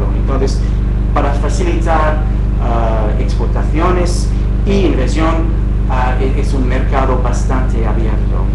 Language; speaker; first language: Spanish; non-native, fluent; English